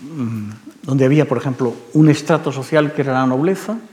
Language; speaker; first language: Spanish; native; Spanish